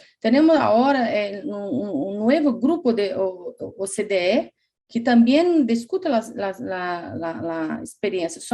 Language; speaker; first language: Spanish; non-native, fluent; Portuguese